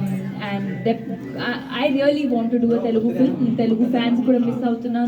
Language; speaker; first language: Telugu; non-native, local second language; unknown